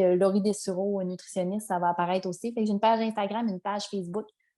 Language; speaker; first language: French; native; French